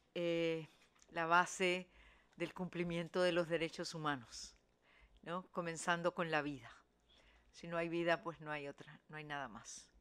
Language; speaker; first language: Spanish; native; Spanish